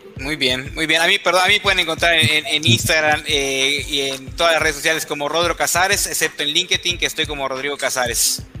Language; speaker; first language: Spanish; native; Spanish